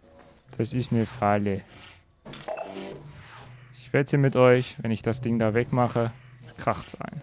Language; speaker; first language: German; native; German